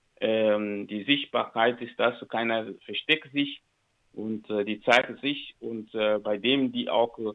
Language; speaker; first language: German; non-native, learner; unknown